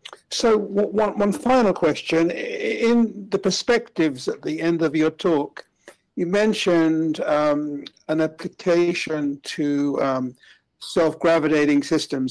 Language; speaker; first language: English; native; English